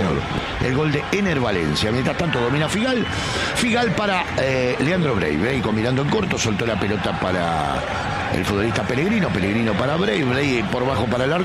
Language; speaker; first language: Spanish; native; Spanish